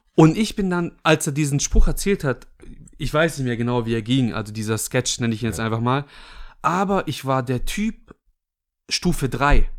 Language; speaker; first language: German; early bilingual, other home language; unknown